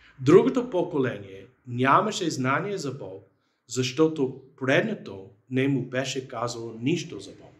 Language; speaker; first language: Bulgarian; non-native, fluent; English